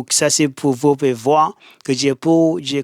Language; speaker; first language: French; non-native, learner; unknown